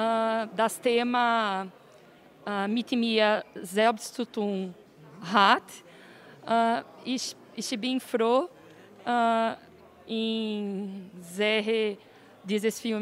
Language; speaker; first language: German; non-native, learner; Portuguese